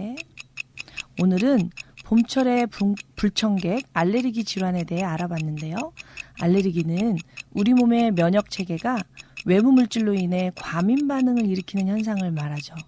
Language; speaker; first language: Korean; native; Korean